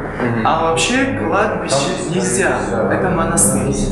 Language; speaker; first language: Russian; non-native, fluent; Georgian